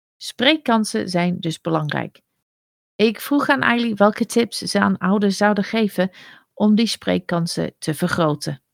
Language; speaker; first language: Dutch; non-native, fluent; English